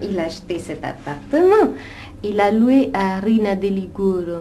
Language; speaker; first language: French; non-native, fluent; Italian